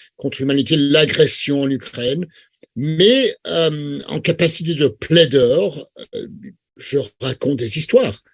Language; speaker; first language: French; non-native, fluent; English